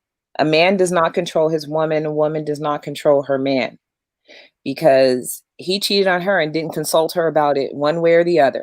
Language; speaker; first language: English; native; English